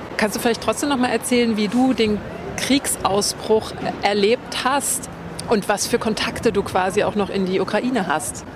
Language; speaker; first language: German; native; German